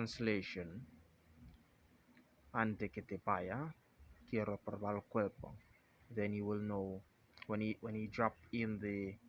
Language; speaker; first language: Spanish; non-native, fluent; English